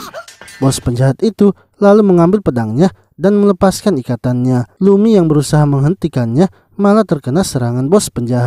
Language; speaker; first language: Indonesian; native; Indonesian